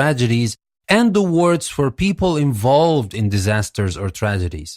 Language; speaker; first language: English; non-native, fluent; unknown